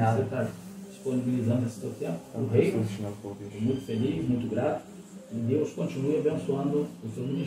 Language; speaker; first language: Portuguese; native; Portuguese